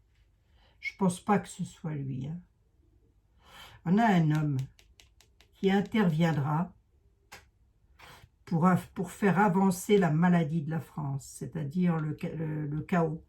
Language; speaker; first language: French; native; French